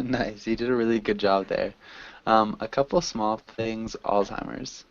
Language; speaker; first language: English; native; English